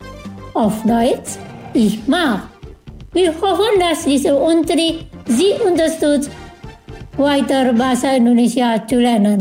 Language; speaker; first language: German; non-native, fluent; Indonesian